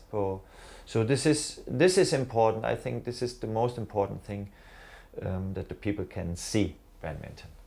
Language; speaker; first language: English; non-native, fluent; German